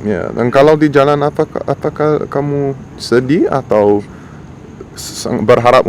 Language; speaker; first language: Indonesian; non-native, fluent; English